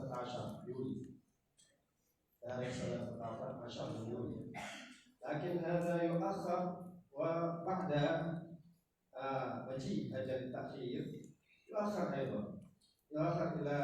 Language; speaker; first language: Arabic; non-native, fluent; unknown